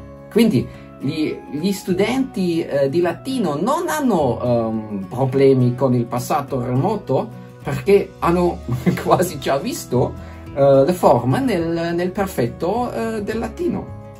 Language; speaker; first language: Italian; non-native, fluent; German